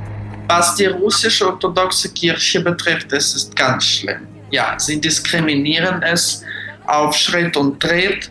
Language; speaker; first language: German; non-native, fluent; Russian